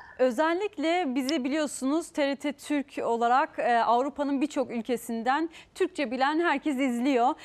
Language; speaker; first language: Turkish; native; Turkish